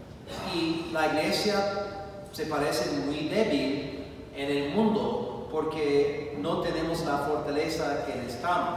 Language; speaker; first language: Spanish; non-native, fluent; English